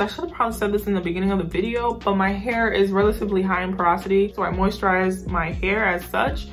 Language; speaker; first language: English; native; English